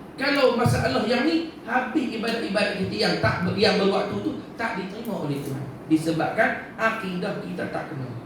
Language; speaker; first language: Malay; native; Malay